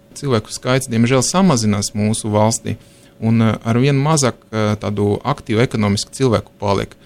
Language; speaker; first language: Latvian; non-native, local second language; Russian